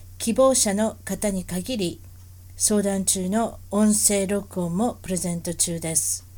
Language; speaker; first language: Japanese; native; Japanese